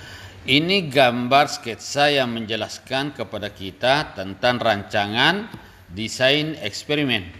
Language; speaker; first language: Indonesian; native; Indonesian